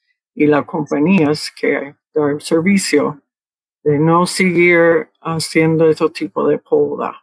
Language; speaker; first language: Spanish; early bilingual, heritage; Spanish